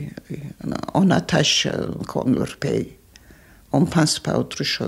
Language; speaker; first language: French; non-native, fluent; Armenian